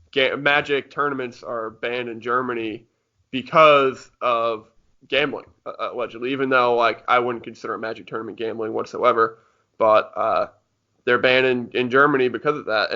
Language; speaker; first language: English; native; English